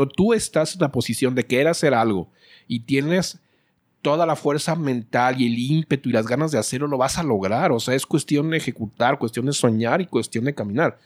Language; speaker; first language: Spanish; native; Spanish